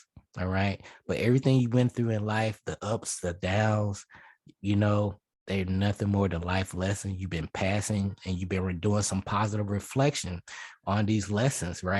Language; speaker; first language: English; native; English